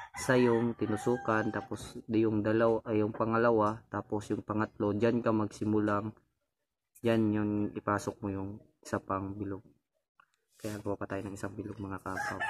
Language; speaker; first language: Filipino; non-native, local second language; Cebuano